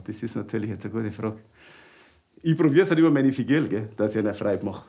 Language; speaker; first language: German; native; German